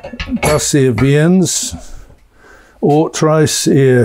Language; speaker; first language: Latvian; non-native, learner; English